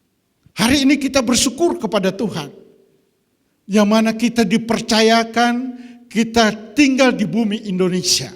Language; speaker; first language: Indonesian; native; Indonesian